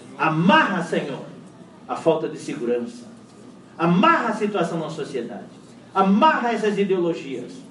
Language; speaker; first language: Portuguese; non-native, fluent; Chinese